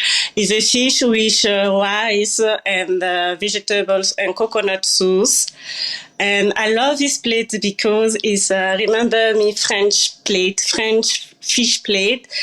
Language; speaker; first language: English; non-native, learner; French